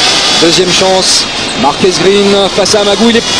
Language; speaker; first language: French; native; French